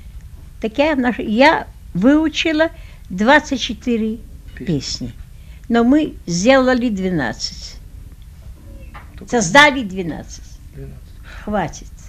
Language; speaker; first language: Russian; early bilingual, heritage; Russian